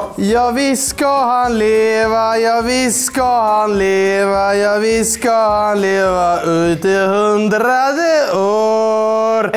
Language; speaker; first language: Swedish; early bilingual, other home language; Persian